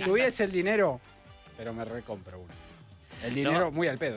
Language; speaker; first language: Spanish; native; Spanish